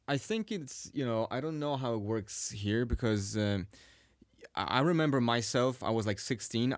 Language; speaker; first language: English; non-native, fluent; Swedish